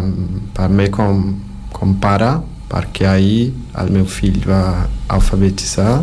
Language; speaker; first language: Catalan; non-native, fluent; Portuguese